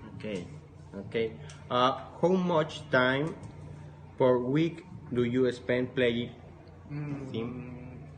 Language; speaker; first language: English; non-native, learner; Spanish